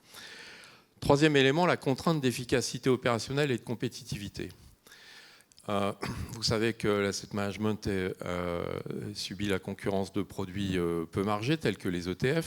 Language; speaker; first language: French; native; French